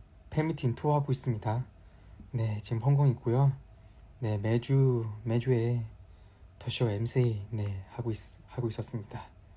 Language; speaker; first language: Korean; non-native, fluent; Chinese